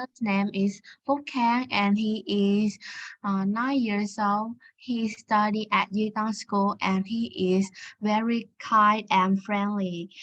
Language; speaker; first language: English; non-native, learner; Vietnamese